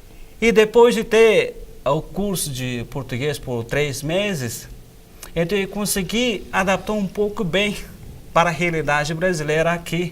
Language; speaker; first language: Portuguese; non-native, fluent; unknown